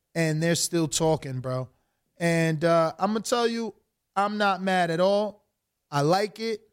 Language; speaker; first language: English; native; English